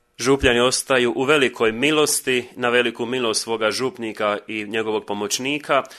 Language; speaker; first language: Croatian; native; Croatian